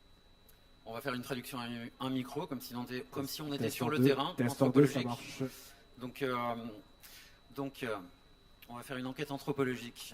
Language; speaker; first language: French; native; French